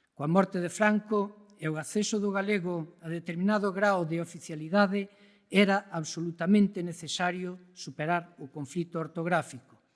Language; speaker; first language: Galician; native; Galician